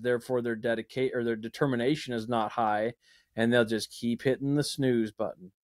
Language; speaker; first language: English; native; English